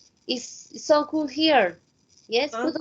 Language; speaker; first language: English; non-native, fluent; Spanish